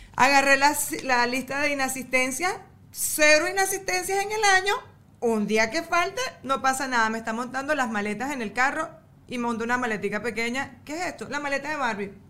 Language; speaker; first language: Spanish; native; Spanish